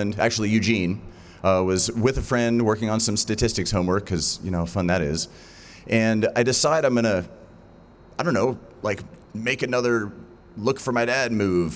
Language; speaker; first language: English; native; English